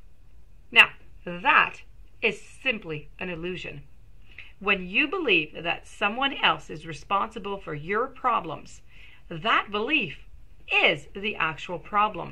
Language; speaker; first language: English; non-native, local second language; French